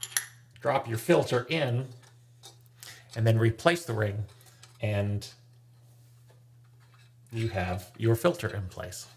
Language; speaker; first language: English; native; English